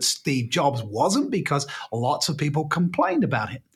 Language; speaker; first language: English; native; English